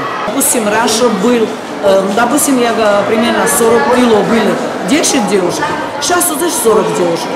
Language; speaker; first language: Russian; non-native, learner; Georgian